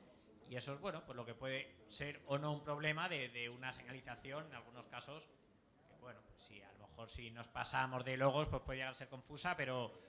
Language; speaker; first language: Spanish; native; Spanish